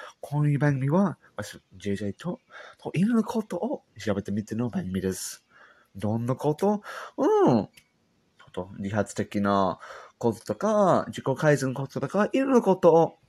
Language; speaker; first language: Japanese; non-native, learner; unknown